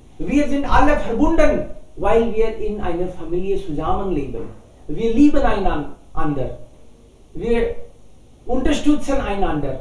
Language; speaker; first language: German; non-native, learner; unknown